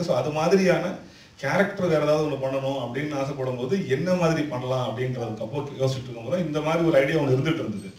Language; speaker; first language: Tamil; native; Tamil